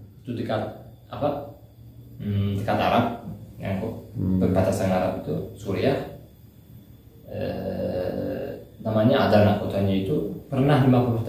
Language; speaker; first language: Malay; non-native, learner; Turkish